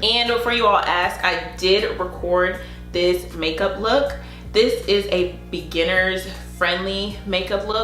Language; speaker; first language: English; native; English